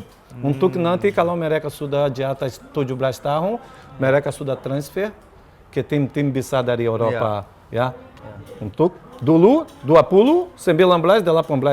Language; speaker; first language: Indonesian; non-native, fluent; Portuguese